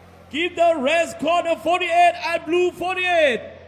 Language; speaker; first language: English; non-native, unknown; Thai